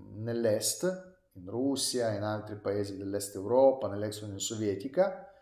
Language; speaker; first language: Italian; non-native, fluent; Russian